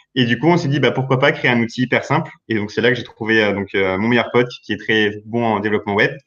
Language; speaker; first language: French; native; French